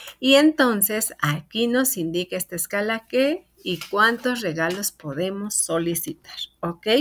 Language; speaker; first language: Spanish; native; Spanish